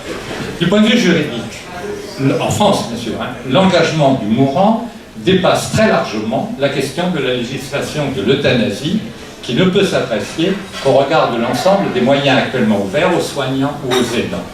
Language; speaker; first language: French; native; French